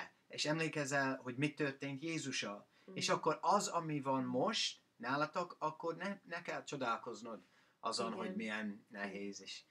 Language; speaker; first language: Hungarian; non-native, learner; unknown